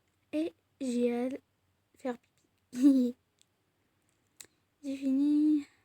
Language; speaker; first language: French; non-native, learner; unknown